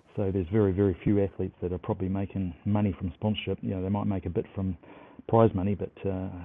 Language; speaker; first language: English; native; English